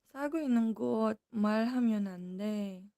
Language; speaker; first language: Korean; non-native, fluent; Filipino